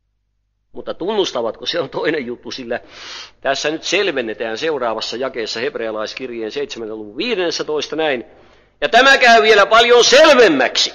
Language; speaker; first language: Finnish; native; Finnish